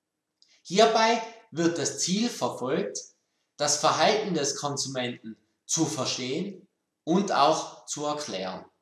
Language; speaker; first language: German; native; German